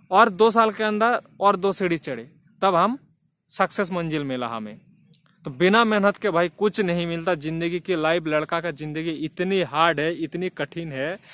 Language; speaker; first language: Hindi; non-native, local second language; Bangla